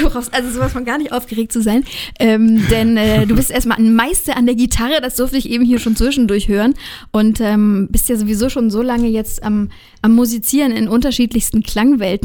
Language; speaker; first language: German; native; German